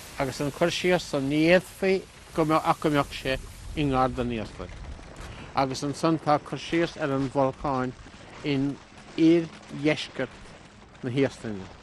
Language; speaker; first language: Irish; native; Irish